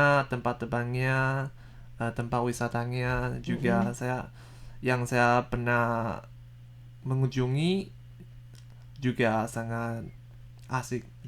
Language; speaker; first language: Indonesian; non-native, learner; Chinese